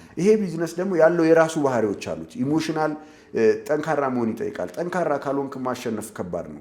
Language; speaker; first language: Amharic; native; Amharic